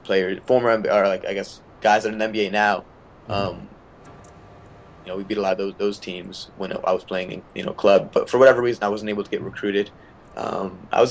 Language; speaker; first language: English; native; English